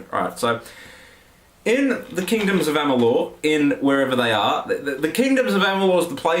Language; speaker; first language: English; native; English